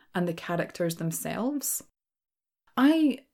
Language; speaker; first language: English; native; English